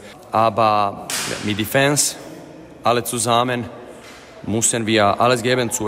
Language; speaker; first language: German; non-native, fluent; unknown